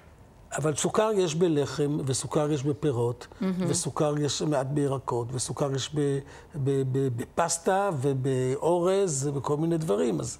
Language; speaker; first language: Hebrew; native; Hebrew